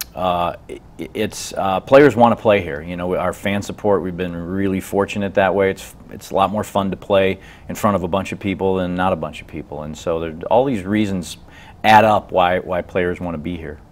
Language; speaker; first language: English; native; English